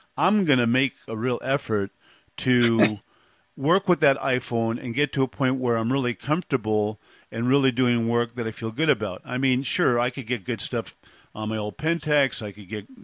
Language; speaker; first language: English; native; English